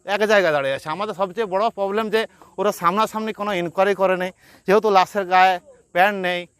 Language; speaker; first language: Bangla; native; Bangla